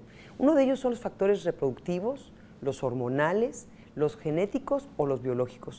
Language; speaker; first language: Spanish; native; Spanish